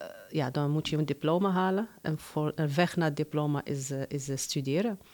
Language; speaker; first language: Dutch; non-native, fluent; Arabic